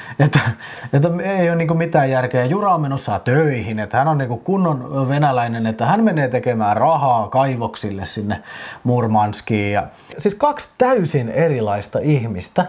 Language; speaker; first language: Finnish; native; Finnish